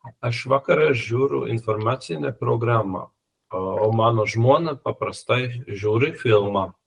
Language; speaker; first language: Lithuanian; non-native, learner; Latvian